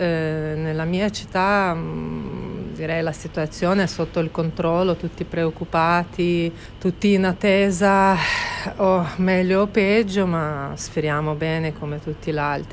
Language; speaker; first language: Italian; non-native, fluent; Ukrainian